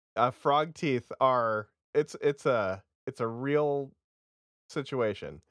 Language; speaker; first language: English; native; English